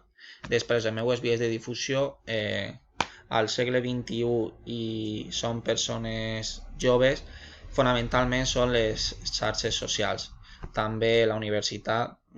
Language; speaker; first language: Catalan; non-native, local second language; Spanish